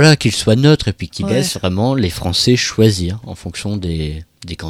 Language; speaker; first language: French; native; French